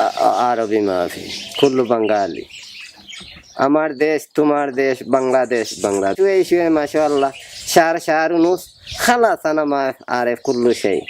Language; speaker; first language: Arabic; non-native, learner; Bangla